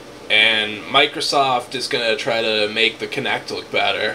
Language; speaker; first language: English; native; English